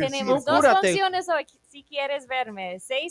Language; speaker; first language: Spanish; non-native, learner; English